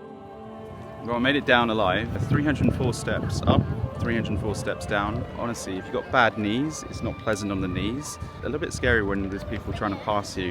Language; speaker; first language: English; native; English